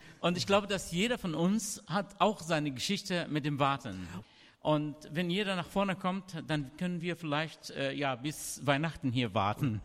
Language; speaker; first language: German; non-native, fluent; Arabic